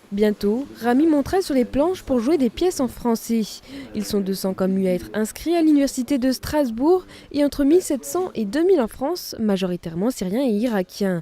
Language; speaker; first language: French; native; French